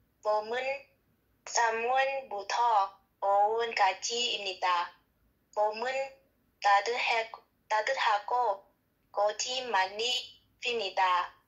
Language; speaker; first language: Korean; non-native, learner; Vietnamese